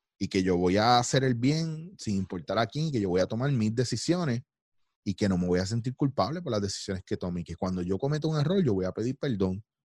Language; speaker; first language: Spanish; native; Spanish